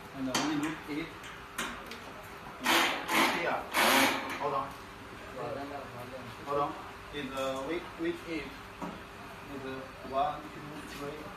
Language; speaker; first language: English; non-native, learner; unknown